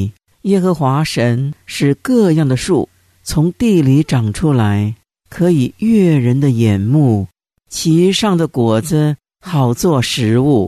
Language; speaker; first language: Chinese; native; Chinese